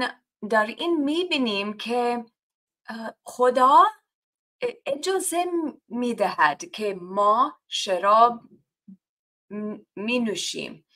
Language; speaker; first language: Persian; non-native, fluent; English